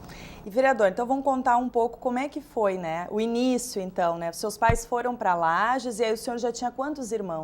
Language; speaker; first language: Portuguese; native; Portuguese